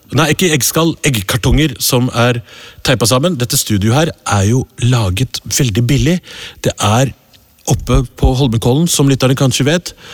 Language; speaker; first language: Norwegian; early bilingual, other home language; Urdu